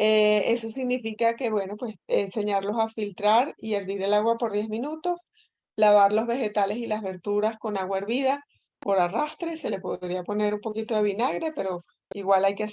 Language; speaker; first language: Spanish; native; Spanish